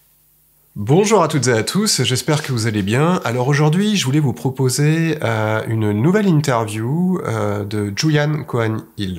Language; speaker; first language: French; native; French